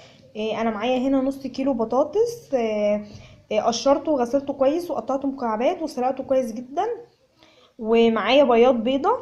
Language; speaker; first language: Arabic; native; Arabic